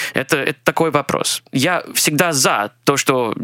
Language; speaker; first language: Russian; non-native, fluent; English